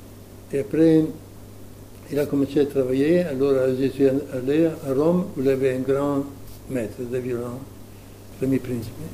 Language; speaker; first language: French; non-native, learner; Italian